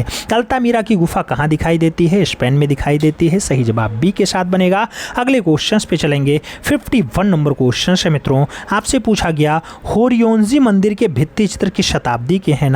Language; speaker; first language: Hindi; native; Hindi